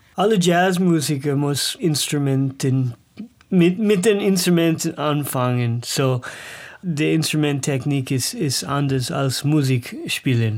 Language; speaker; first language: German; non-native, learner; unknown